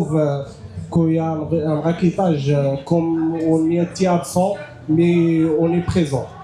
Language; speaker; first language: French; non-native, learner; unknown